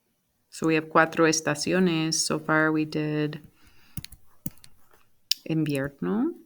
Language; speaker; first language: Spanish; non-native, fluent; English